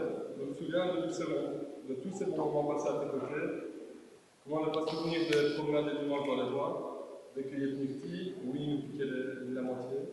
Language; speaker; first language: French; native; French